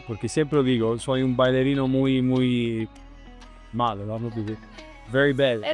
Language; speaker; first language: Spanish; non-native, learner; Italian